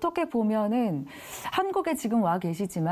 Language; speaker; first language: Korean; native; Korean